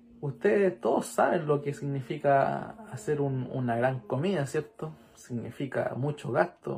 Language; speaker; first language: Spanish; native; Spanish